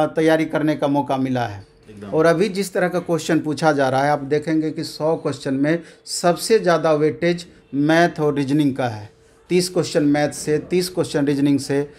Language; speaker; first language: Hindi; native; Hindi